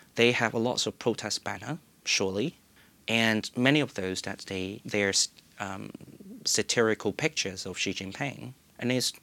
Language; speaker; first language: English; non-native, local second language; Cantonese